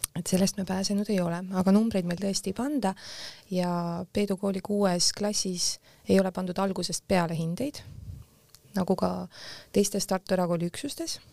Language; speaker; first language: Estonian; native; Estonian